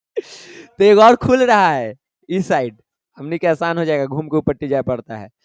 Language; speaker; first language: Hindi; native; Hindi